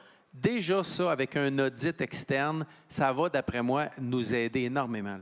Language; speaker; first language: French; native; French